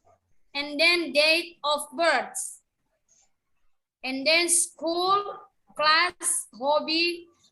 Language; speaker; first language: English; non-native, learner; Indonesian